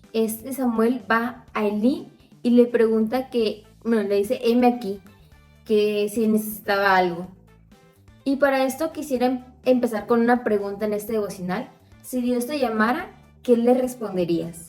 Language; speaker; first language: Spanish; native; Spanish